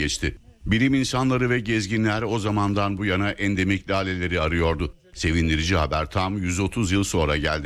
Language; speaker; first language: Turkish; native; Turkish